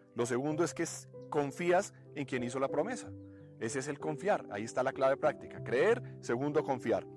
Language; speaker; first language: Spanish; native; Spanish